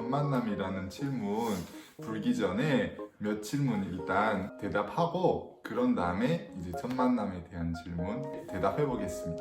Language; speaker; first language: Korean; non-native, fluent; French